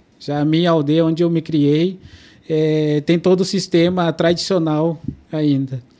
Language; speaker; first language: Portuguese; non-native, local second language; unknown